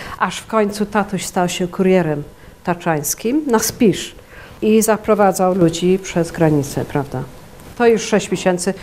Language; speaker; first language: Polish; early bilingual, heritage; Polish